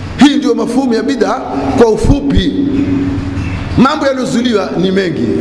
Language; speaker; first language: Swahili; native; Swahili